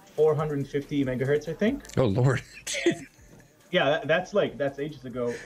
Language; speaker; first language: English; non-native, fluent; Hebrew